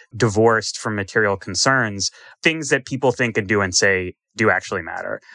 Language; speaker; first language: English; native; English